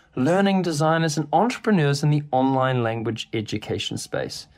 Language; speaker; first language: English; native; English